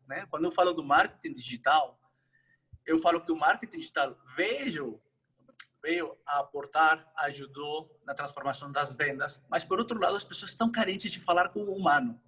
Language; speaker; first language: Portuguese; non-native, fluent; Spanish